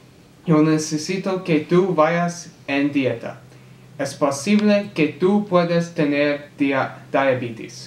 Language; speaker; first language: Spanish; non-native, learner; English